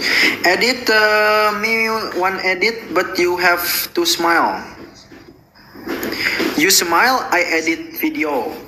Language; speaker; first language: English; non-native, learner; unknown